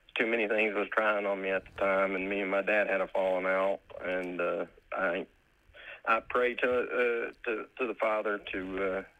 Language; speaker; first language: English; native; English